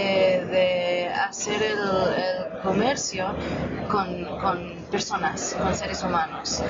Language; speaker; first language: Spanish; non-native, fluent; English